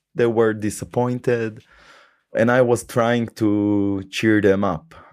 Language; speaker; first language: English; non-native, fluent; Hebrew